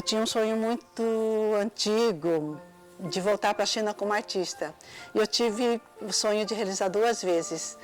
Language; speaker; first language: Portuguese; early bilingual, other home language; Cantonese